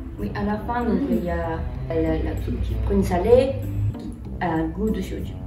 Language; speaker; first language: French; non-native, learner; Japanese